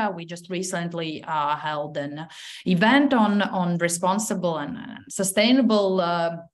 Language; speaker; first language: English; non-native, fluent; Latvian